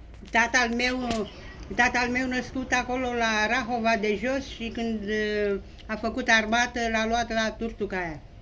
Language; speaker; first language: Romanian; early bilingual, other home language; Bulgarian